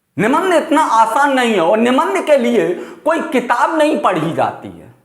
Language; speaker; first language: Hindi; native; Hindi